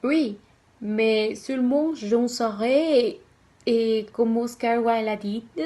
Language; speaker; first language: French; non-native, learner; Spanish